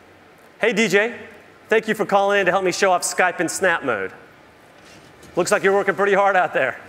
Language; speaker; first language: English; native; English